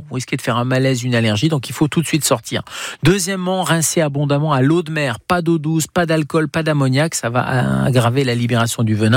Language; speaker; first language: French; native; French